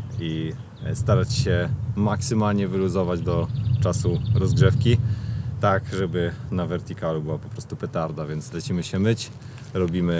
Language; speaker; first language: Polish; native; Polish